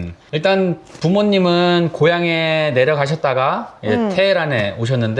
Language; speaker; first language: Korean; native; Korean